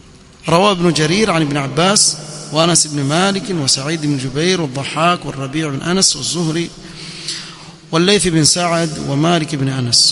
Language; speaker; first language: Arabic; non-native, fluent; Swahili